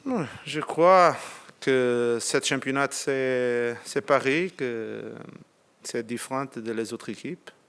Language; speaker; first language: French; non-native, learner; Portuguese